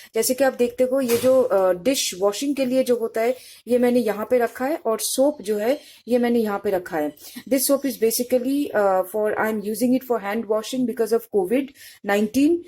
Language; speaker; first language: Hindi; non-native, local second language; Bangla